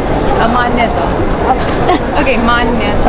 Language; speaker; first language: English; non-native, local second language; Malayalam